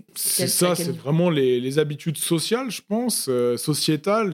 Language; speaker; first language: French; native; French